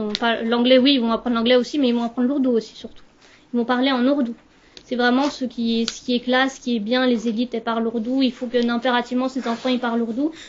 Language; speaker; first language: French; early bilingual, other home language; Punjabi